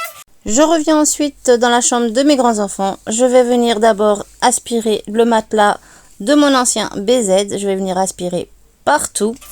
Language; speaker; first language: French; native; French